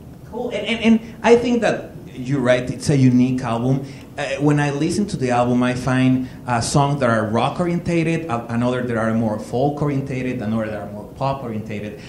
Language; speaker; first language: English; non-native, fluent; Spanish